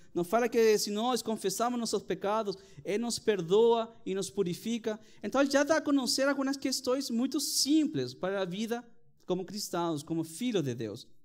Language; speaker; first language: Portuguese; non-native, fluent; Spanish